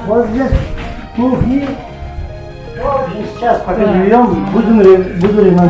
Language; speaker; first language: Russian; non-native, learner; Tajik